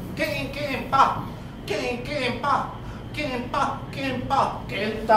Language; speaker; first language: Japanese; native; Japanese